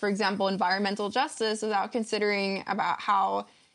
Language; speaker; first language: English; native; English